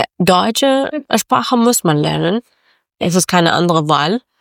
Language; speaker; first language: German; non-native, learner; Persian